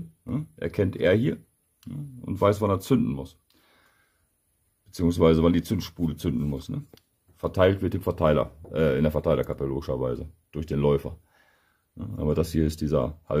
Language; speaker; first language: German; native; German